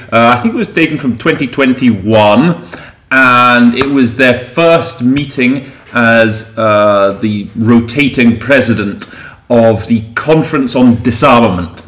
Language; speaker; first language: English; native; English